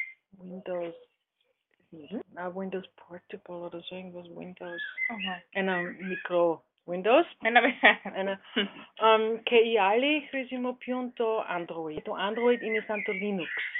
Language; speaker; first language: Greek; non-native, learner; German